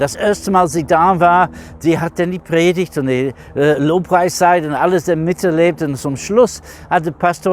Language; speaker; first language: German; non-native, fluent; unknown